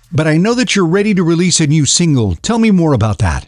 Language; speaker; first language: English; early bilingual, other home language; Spanish